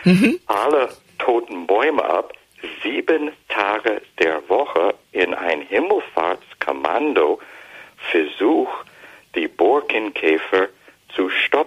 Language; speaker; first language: German; non-native, fluent; English